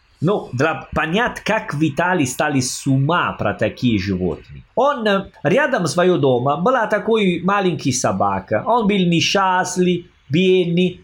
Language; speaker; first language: Russian; non-native, learner; Italian